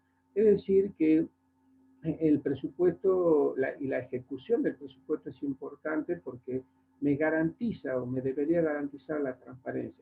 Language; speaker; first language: Spanish; native; Spanish